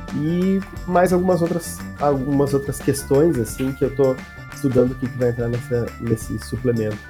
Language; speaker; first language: Portuguese; native; Portuguese